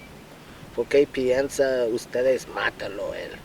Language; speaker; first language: Spanish; non-native, learner; English